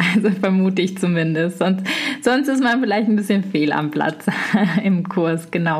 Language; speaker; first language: German; native; German